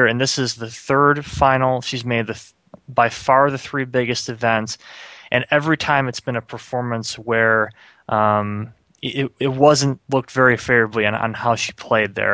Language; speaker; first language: English; native; English